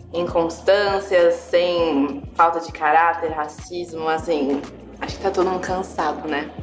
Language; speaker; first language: Portuguese; early bilingual, other home language; German